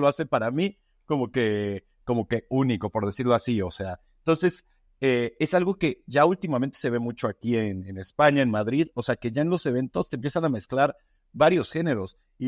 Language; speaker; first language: Spanish; native; Spanish